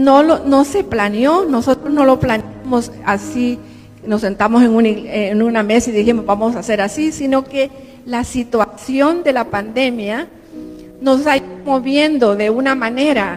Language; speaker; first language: Spanish; native; Spanish